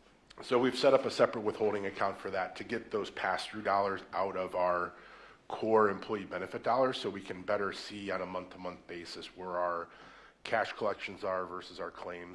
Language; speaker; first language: English; native; English